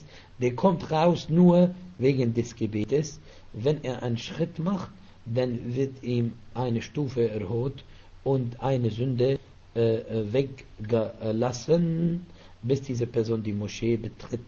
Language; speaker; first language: German; non-native, fluent; Arabic